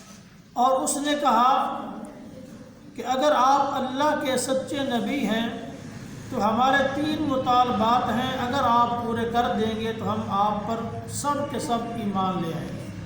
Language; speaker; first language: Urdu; non-native, local second language; Punjabi